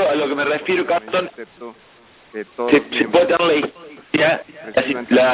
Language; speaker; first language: Spanish; native; Spanish